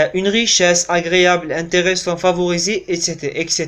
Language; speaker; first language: French; non-native, local second language; Arabic